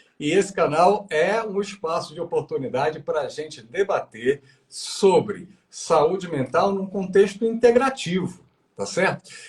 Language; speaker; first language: Portuguese; native; Portuguese